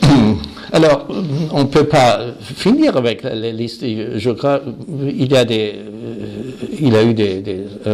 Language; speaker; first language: French; non-native, fluent; German